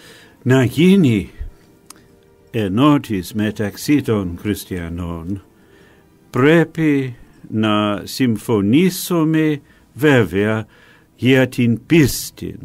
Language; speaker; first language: Greek; non-native, fluent; English